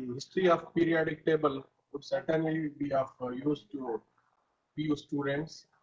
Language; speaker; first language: English; non-native, local second language; Kannada